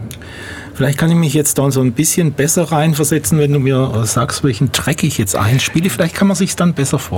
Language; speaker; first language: German; native; German